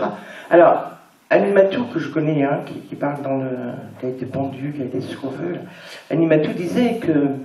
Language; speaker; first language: French; native; French